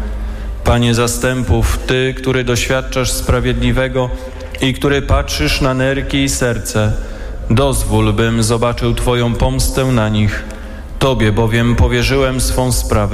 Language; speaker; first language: Polish; native; Polish